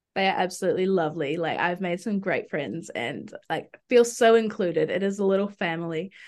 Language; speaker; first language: English; native; English